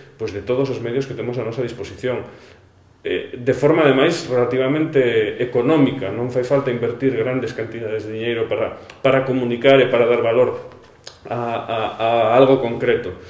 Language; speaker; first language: Galician; native; Galician